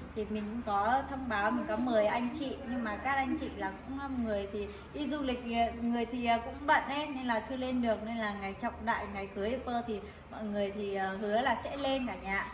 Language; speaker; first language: Vietnamese; non-native, local second language; Hmong